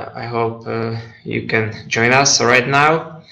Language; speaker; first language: English; non-native, fluent; Czech